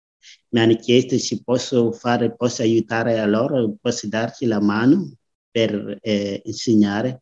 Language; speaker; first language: Italian; non-native, learner; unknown